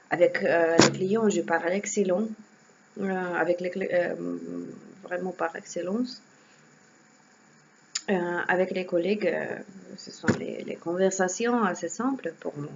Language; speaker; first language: French; non-native, learner; Russian